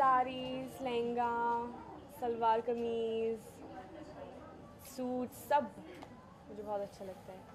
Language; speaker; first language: Hindi; non-native, fluent; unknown